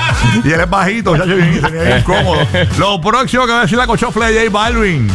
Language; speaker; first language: Spanish; native; Spanish